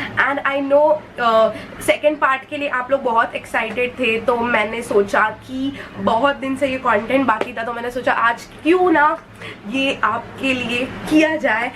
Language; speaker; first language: Hindi; non-native, local second language; Marathi